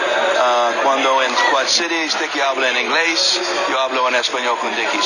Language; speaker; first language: Spanish; non-native, learner; English